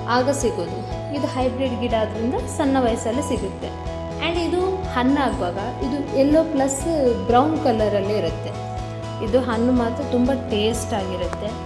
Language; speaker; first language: Kannada; non-native, local second language; Tulu